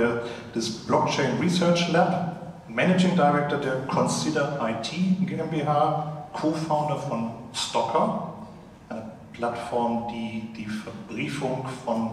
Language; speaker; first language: German; native; German